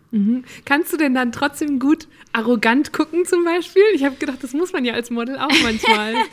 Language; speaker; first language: German; early bilingual, other home language; Amharic